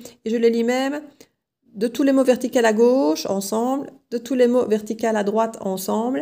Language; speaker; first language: French; native; French